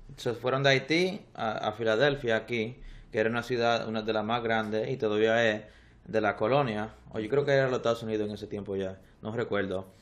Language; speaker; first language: Spanish; early bilingual, heritage; Spanish